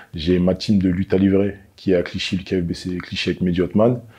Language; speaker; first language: French; native; French